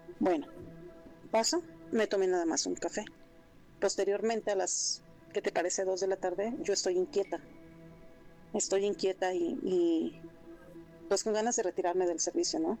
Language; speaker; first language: Spanish; native; Spanish